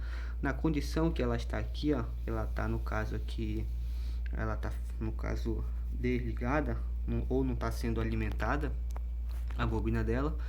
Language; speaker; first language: Portuguese; native; Portuguese